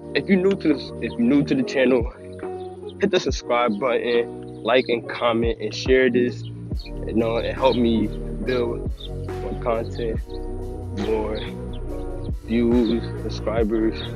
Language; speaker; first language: English; native; English